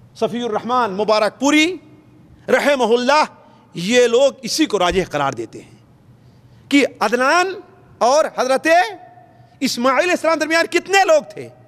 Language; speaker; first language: Urdu; native; Urdu